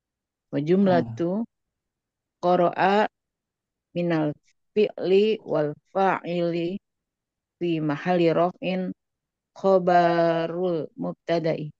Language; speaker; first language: Arabic; non-native, learner; Indonesian